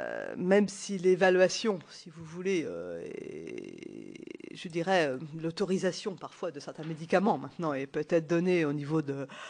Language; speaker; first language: French; native; French